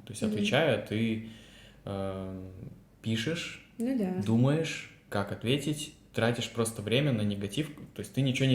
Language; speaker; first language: Russian; native; Russian